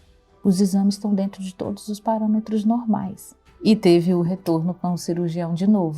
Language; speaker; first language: Portuguese; native; Portuguese